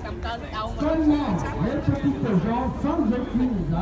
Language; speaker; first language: French; non-native, fluent; Vietnamese